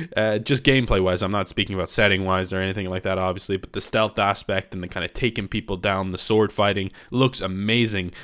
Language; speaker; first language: English; native; English